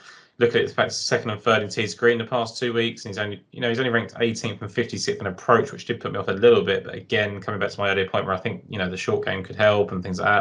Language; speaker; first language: English; native; English